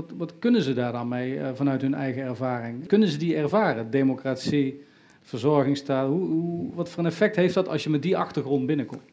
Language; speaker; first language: Dutch; native; Dutch